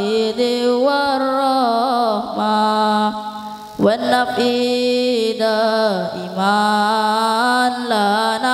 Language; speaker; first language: Arabic; non-native, learner; Madurese